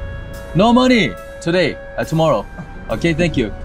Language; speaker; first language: English; non-native, learner; Korean